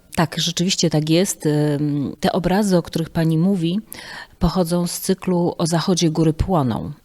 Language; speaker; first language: Polish; native; Polish